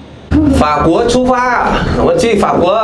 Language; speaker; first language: Chinese; non-native, learner; Vietnamese